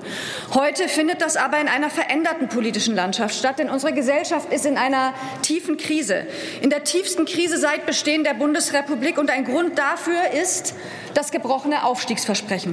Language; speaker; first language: German; early bilingual, other home language; Turkish